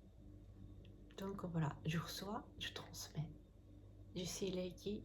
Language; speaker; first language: French; non-native, fluent; Japanese